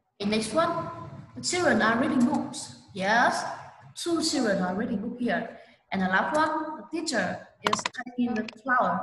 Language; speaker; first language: English; non-native, fluent; Vietnamese